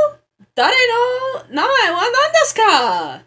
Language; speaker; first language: Japanese; non-native, learner; English